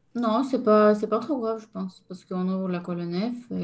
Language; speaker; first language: French; non-native, fluent; Lithuanian